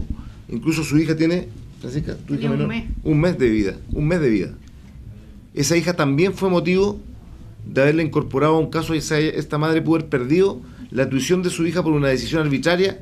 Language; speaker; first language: Spanish; native; Spanish